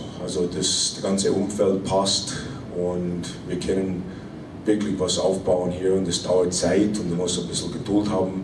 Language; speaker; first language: German; non-native, fluent; English